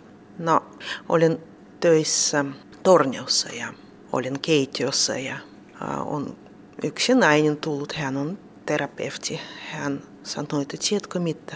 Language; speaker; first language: Finnish; non-native, learner; Russian